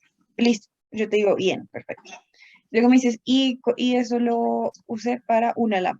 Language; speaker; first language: Spanish; native; Spanish